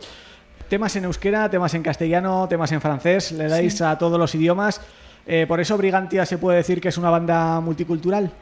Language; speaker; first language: Spanish; native; Spanish